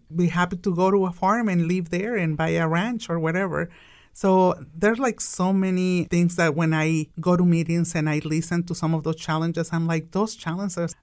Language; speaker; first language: English; non-native, fluent; Spanish